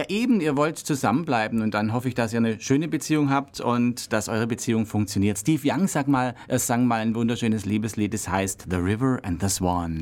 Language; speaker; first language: German; native; German